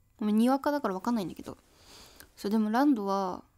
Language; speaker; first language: Japanese; native; Japanese